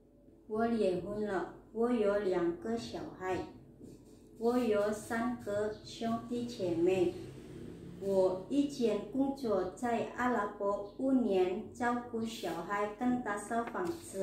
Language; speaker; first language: Chinese; non-native, learner; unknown